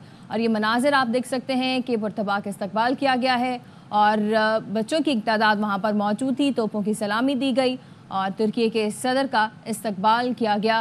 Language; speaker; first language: Urdu; native; Urdu